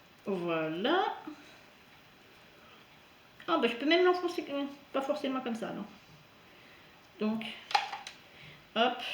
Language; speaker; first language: French; native; French